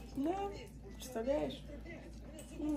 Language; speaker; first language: Russian; native; Russian